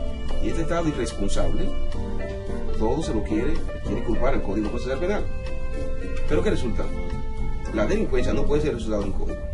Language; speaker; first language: Spanish; native; Spanish